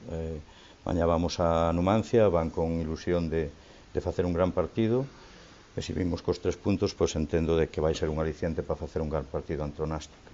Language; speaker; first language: Galician; non-native, local second language; Spanish